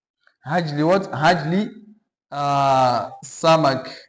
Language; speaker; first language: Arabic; non-native, fluent; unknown